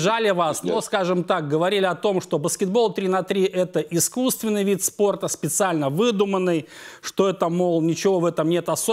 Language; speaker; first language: Russian; native; Russian